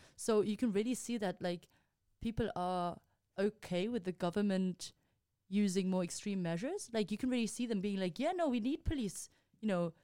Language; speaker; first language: English; non-native, fluent; Spanish